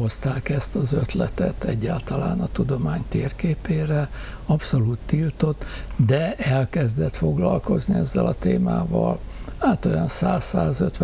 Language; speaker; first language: Hungarian; native; Hungarian